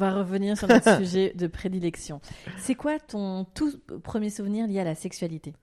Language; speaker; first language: French; native; French